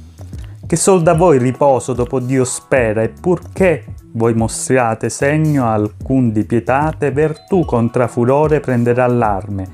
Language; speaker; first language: Italian; native; Italian